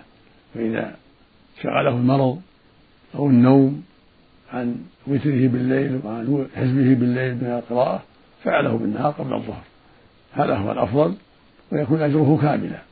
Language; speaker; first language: Arabic; native; Arabic